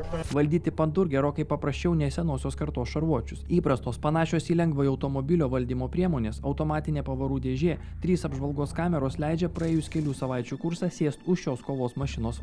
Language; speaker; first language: Lithuanian; native; Lithuanian